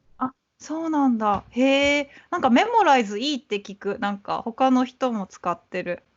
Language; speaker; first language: Japanese; native; Japanese